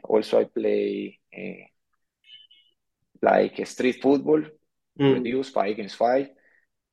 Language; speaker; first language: English; non-native, learner; Spanish